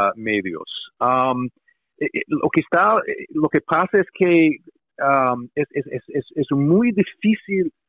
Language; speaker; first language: Spanish; non-native, fluent; English